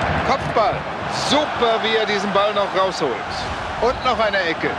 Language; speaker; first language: German; native; German